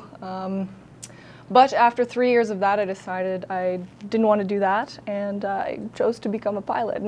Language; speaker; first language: English; native; English